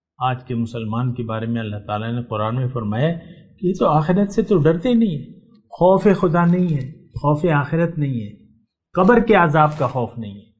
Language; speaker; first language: Urdu; non-native, local second language; Pashto